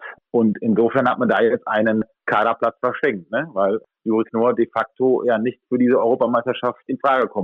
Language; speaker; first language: German; native; German